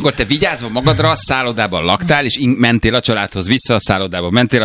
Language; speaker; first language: Hungarian; native; Hungarian